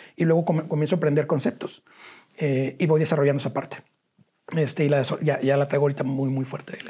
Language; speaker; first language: Spanish; native; Spanish